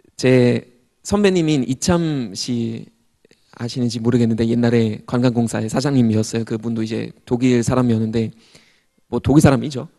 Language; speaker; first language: Korean; non-native, fluent; German